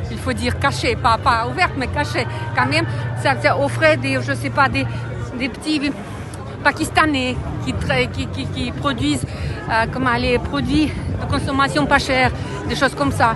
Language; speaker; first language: French; non-native, fluent; Russian